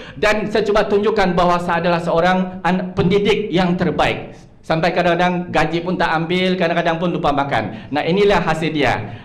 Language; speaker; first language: Malay; non-native, local second language; Chinese